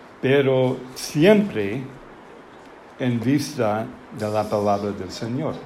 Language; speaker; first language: Spanish; non-native, fluent; English